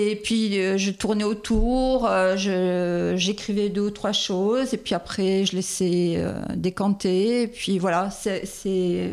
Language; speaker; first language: French; native; French